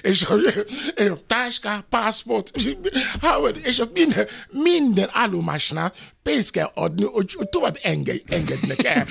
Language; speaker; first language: Hungarian; non-native, fluent; Yoruba